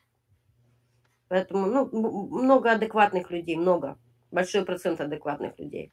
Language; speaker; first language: Russian; native; Russian